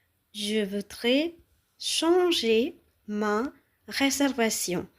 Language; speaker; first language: French; non-native, fluent; Tamil